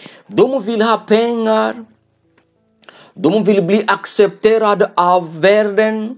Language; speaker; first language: Swedish; non-native, fluent; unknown